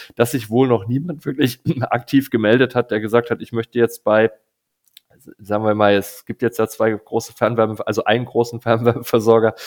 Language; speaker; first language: German; native; German